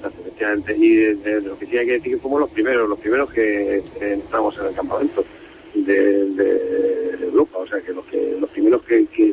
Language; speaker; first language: Spanish; native; Spanish